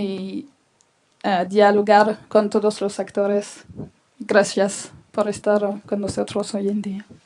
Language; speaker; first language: Spanish; non-native, fluent; French